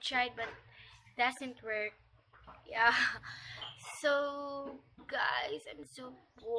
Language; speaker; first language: English; non-native, local second language; Cebuano